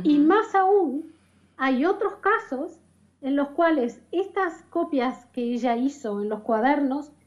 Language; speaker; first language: Spanish; native; Spanish